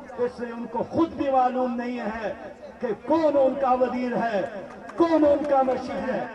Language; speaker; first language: Urdu; non-native, local second language; Pashto